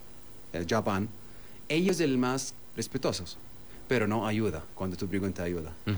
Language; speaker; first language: Spanish; non-native, learner; Arabic